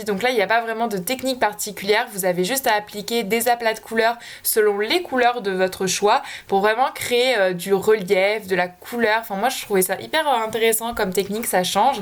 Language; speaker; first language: French; native; French